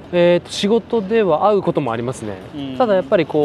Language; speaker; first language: Japanese; native; Japanese